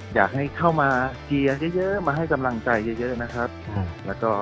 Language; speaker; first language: Thai; native; Thai